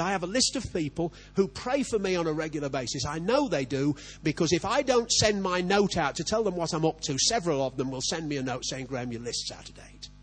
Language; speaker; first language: English; native; English